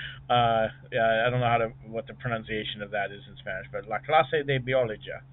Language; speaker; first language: English; native; English